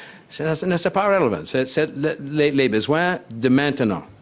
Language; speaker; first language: French; non-native, learner; English